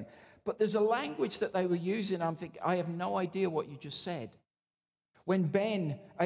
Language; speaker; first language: English; native; English